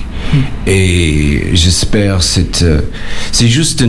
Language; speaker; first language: French; non-native, learner; English